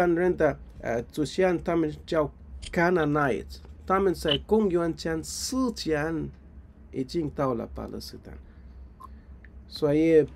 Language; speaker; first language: Chinese; non-native, fluent; Arabic